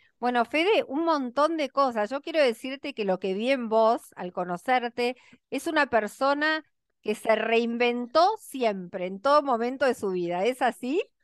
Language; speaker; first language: Spanish; native; Spanish